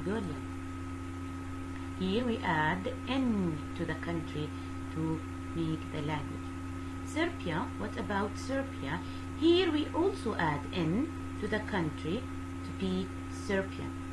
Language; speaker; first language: English; non-native, fluent; Arabic